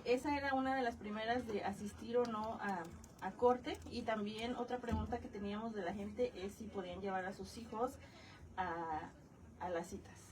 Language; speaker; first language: Spanish; native; Spanish